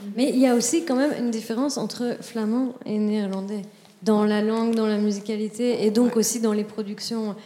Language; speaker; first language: French; native; French